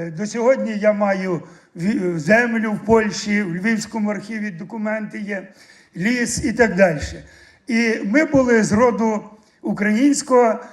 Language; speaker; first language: Ukrainian; native; Ukrainian